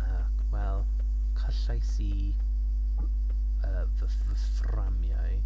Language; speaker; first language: Welsh; non-native, learner; English